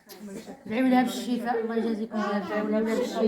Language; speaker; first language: Arabic; native; Arabic